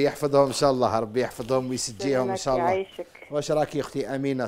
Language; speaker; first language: Arabic; native; Arabic